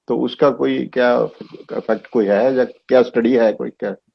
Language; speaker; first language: Hindi; non-native, local second language; Punjabi